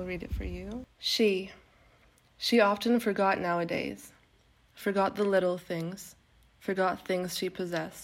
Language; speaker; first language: English; non-native, fluent; Turkish